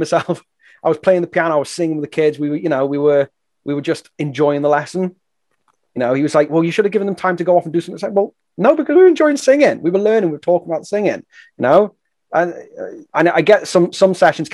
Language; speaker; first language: English; native; English